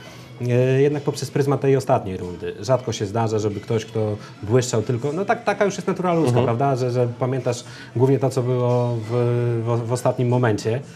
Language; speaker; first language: Polish; native; Polish